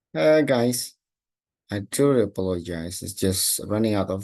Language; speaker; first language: English; non-native, local second language; Indonesian